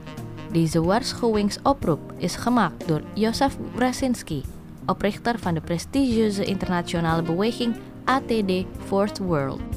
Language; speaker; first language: Dutch; non-native, fluent; Indonesian